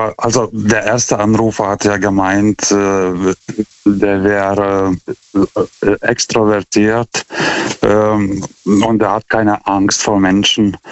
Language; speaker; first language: German; non-native, fluent; Lithuanian